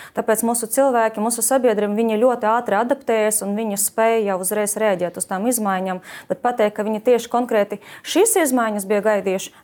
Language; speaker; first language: Latvian; non-native, fluent; Ukrainian